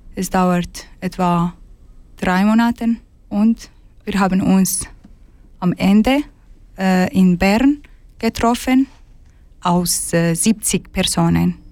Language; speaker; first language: German; non-native, fluent; Arabic